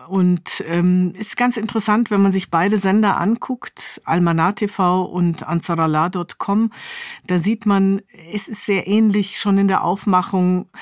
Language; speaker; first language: German; native; German